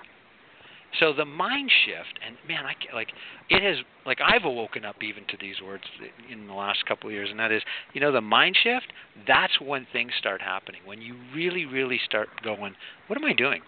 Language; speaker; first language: English; native; English